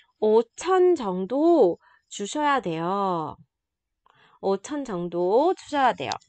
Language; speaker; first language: Korean; non-native, fluent; Vietnamese